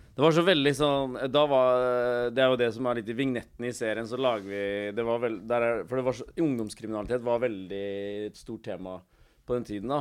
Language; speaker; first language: Norwegian; native; Norwegian